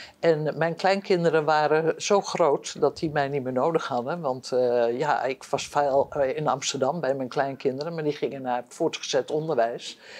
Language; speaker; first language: Dutch; native; Dutch